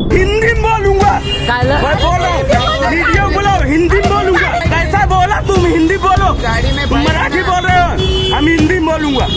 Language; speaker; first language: Hindi; non-native, local second language; Bhojpuri